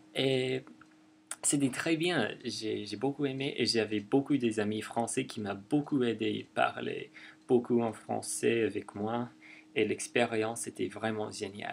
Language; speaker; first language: French; non-native, fluent; English